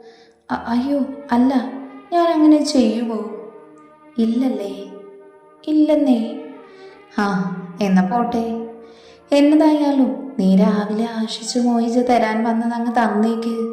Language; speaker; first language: Malayalam; native; Malayalam